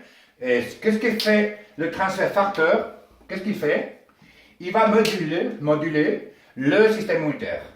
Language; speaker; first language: French; non-native, learner; Spanish